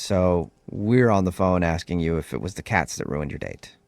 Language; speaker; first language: English; native; English